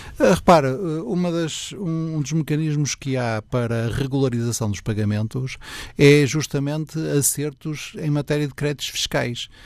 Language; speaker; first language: Portuguese; native; Portuguese